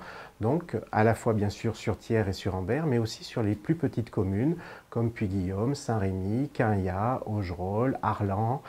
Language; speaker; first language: French; native; French